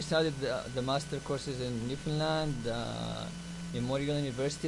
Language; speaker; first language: English; non-native, fluent; Arabic